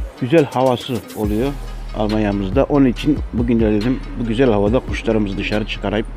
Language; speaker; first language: Turkish; native; Turkish